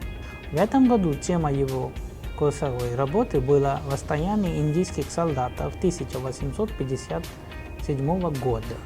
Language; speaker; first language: Russian; non-native, fluent; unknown